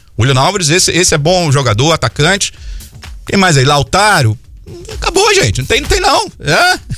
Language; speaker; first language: Portuguese; native; Portuguese